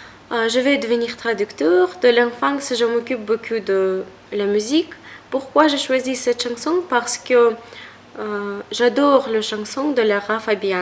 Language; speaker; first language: French; non-native, learner; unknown